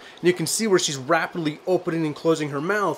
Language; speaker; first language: English; native; English